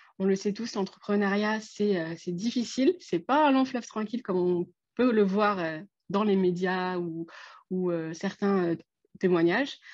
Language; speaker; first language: French; native; French